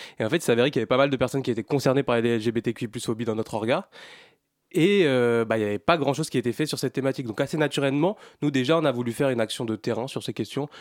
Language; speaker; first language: French; native; French